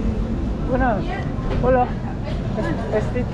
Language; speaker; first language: Spanish; non-native, learner; Filipino